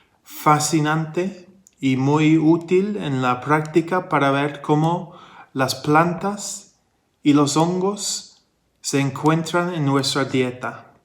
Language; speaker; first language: Spanish; non-native, fluent; English